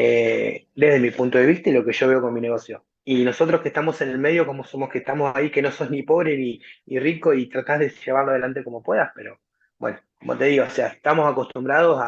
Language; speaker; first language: Spanish; native; Spanish